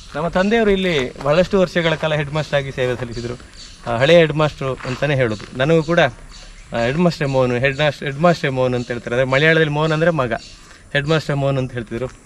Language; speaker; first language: Kannada; native; Kannada